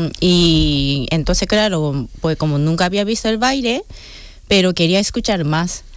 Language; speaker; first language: Spanish; non-native, fluent; Japanese